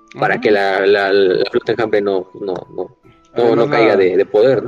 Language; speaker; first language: Spanish; native; Spanish